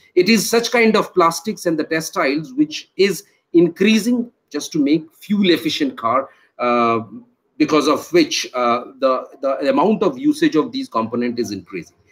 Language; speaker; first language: English; non-native, local second language; Hindi